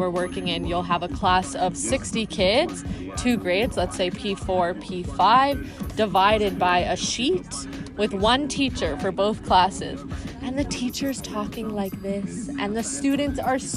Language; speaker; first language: English; native; English